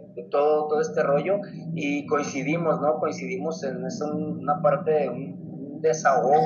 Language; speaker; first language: Spanish; native; Spanish